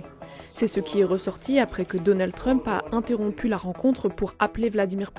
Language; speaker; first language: French; native; French